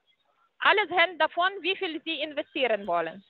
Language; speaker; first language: German; non-native, fluent; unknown